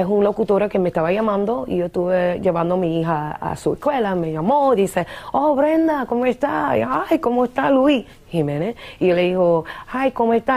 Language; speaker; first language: Spanish; early bilingual, heritage; English